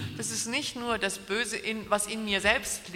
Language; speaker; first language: German; native; German